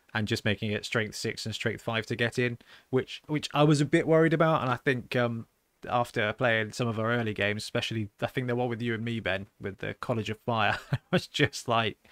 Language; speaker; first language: English; native; English